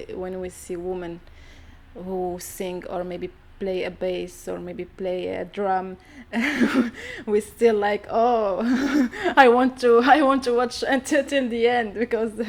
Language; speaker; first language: English; non-native, learner; Arabic